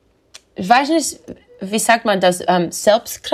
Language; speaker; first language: German; non-native, learner; English